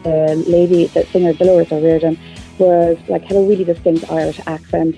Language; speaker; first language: English; native; English